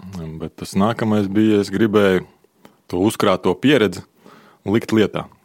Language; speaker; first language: Latvian; non-native, local second language; Russian